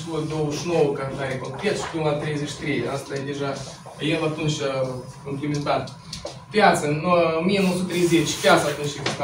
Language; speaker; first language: Romanian; non-native, local second language; Russian